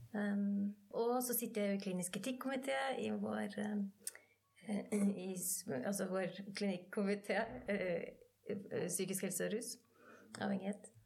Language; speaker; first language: Norwegian; native; Norwegian